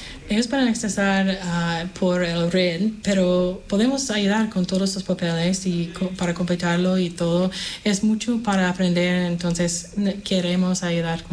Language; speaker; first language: Spanish; non-native, fluent; English